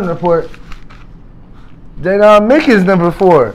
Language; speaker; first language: English; native; English